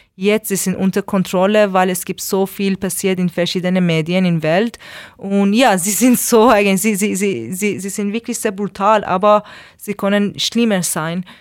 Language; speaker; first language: German; non-native, learner; Persian